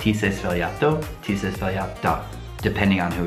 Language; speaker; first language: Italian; non-native, fluent; English